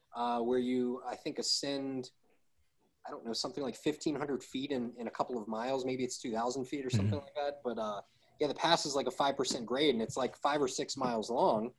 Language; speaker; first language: English; native; English